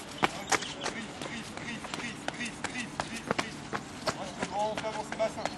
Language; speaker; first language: French; native; French